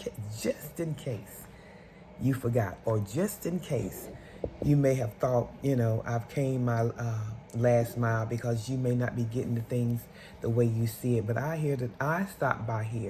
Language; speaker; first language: English; native; English